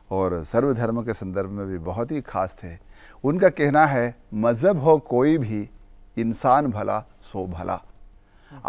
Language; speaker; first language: Hindi; non-native, local second language; Malayalam